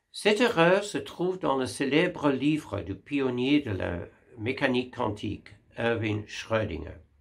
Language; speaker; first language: French; non-native, fluent; English